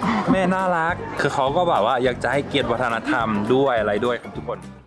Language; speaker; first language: Thai; non-native, fluent; English